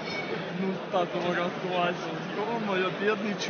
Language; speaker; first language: Russian; native; Russian